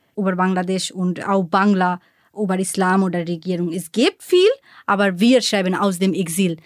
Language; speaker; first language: German; non-native, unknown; Bangla